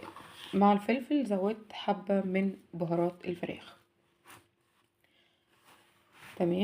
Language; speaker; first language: Arabic; native; Arabic